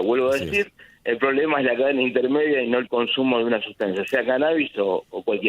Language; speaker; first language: Spanish; native; Spanish